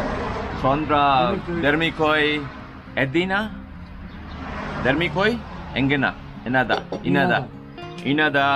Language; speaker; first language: Turkish; non-native, learner; Hindi